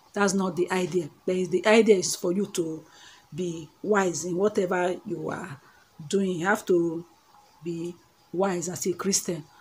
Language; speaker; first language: Nigerian Pidgin; non-native, local second language; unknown